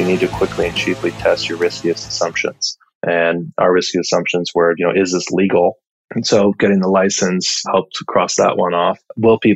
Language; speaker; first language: English; native; English